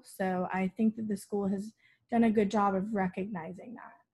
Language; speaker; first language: English; native; English